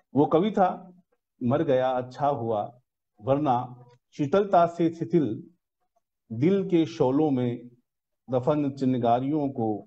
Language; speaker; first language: Hindi; non-native, local second language; Rajasthani